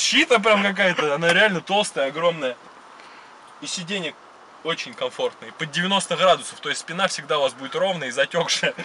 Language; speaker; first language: Russian; native; Russian